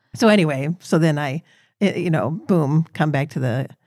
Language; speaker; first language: English; native; English